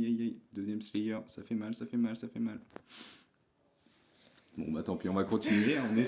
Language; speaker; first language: French; native; French